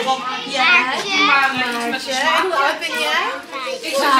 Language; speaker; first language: Dutch; non-native, learner; Indonesian